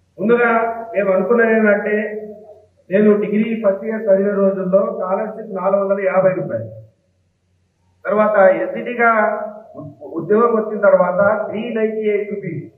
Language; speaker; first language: Telugu; non-native, local second language; Lambadi